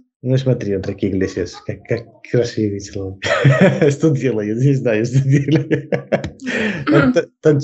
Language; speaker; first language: Russian; non-native, learner; Spanish